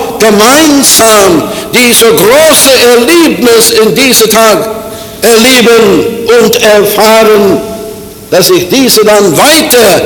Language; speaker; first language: German; non-native, fluent; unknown